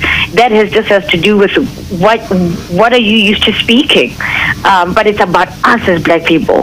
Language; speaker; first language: English; non-native, local second language; Zulu